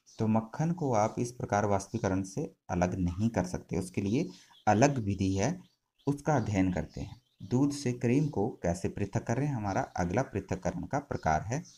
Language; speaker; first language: Hindi; native; Hindi